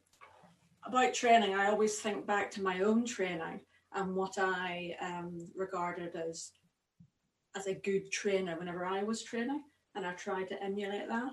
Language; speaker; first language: English; native; English